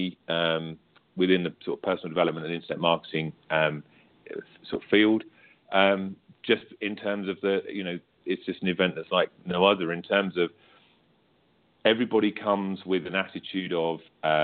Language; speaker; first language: English; native; English